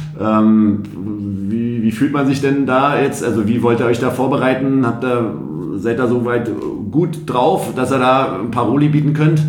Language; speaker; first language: German; native; German